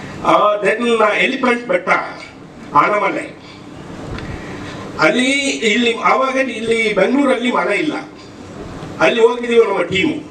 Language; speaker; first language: Kannada; non-native, learner; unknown